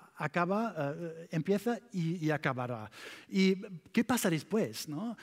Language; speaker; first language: Spanish; non-native, learner; German